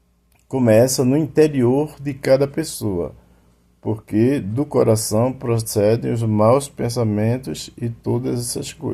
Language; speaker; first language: Portuguese; native; Portuguese